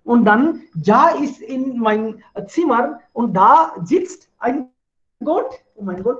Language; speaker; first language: German; non-native, fluent; Hindi